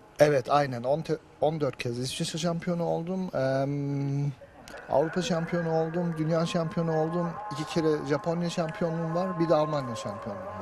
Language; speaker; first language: Turkish; early bilingual, heritage; Turkish